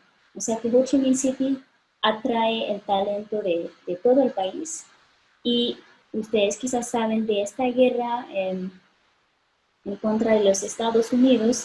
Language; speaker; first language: Spanish; non-native, fluent; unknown